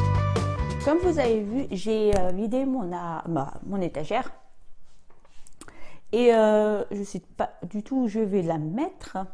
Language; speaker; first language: French; native; French